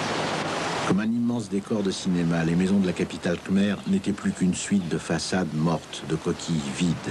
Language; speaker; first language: French; native; French